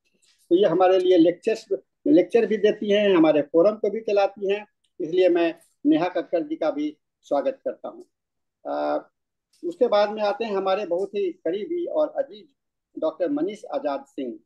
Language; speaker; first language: Hindi; native; Hindi